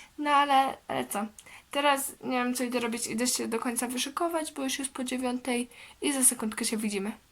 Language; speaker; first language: Polish; early bilingual, heritage; Polish